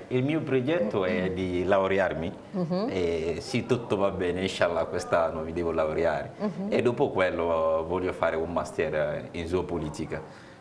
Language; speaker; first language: Italian; non-native, fluent; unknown